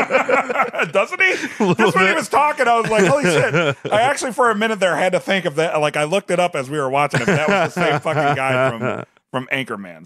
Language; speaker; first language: English; native; English